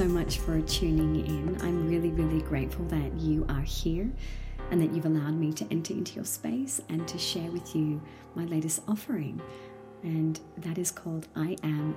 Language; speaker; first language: English; native; English